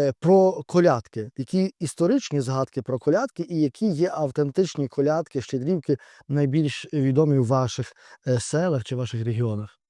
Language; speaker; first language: Ukrainian; native; Ukrainian